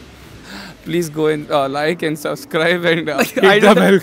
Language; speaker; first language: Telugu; non-native, learner; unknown